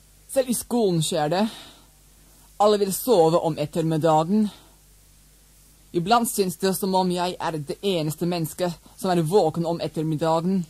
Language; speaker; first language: Norwegian; non-native, learner; English